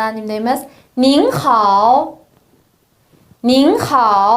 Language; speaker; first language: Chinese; non-native, local second language; Uyghur